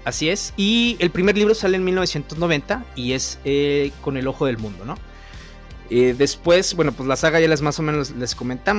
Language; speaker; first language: Spanish; native; Spanish